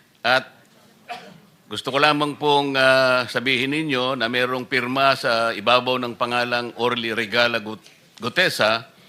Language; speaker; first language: Filipino; native; Filipino